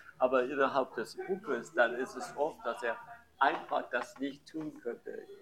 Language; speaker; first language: German; non-native, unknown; English